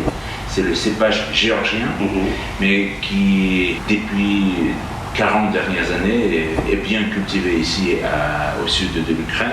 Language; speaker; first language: French; non-native, fluent; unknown